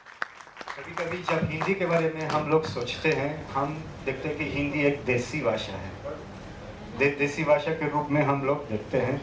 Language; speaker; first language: Hindi; non-native, fluent; Spanish